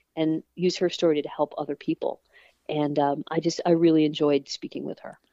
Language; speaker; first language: English; native; English